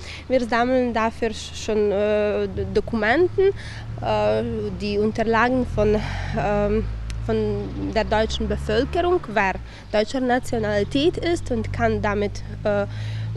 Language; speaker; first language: German; non-native, fluent; Ukrainian